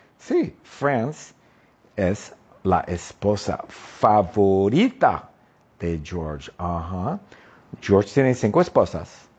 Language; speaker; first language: Spanish; non-native, fluent; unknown